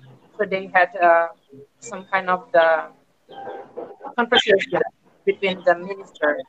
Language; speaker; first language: English; non-native, learner; Indonesian